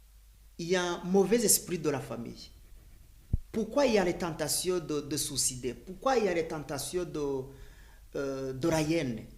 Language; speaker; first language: French; non-native, learner; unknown